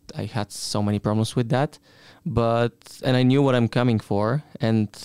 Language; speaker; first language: English; non-native, fluent; Bulgarian